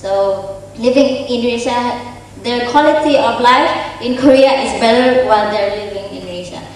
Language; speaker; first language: English; non-native, fluent; Indonesian